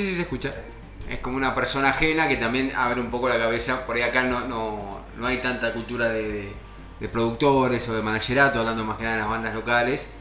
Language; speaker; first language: Spanish; native; Spanish